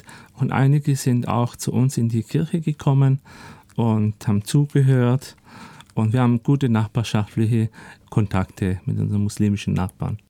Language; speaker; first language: German; early bilingual, other home language; Turkish